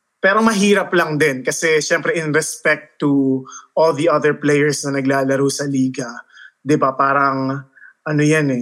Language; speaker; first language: Filipino; early bilingual, heritage; Filipino